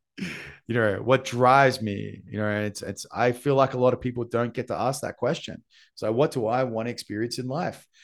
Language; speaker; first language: English; native; English